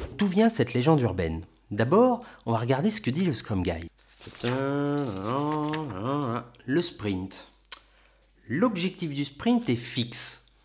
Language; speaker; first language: French; native; French